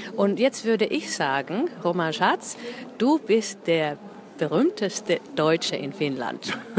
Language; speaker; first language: German; non-native, fluent; Finnish